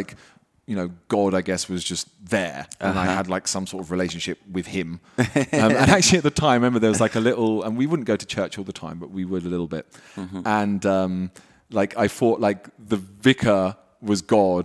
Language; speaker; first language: English; native; English